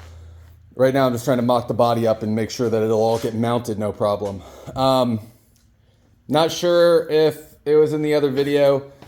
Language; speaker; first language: English; native; English